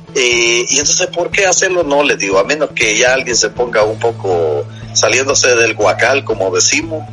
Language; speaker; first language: Spanish; native; Spanish